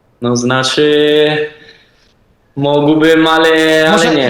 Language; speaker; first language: Polish; early bilingual, heritage; Polish